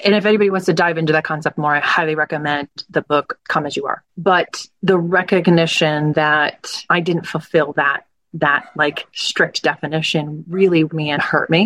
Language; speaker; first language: English; native; English